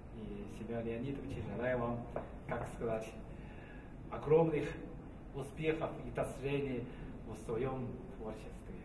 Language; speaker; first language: Russian; non-native, learner; Chinese